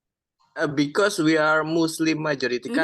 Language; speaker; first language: English; non-native, fluent; Indonesian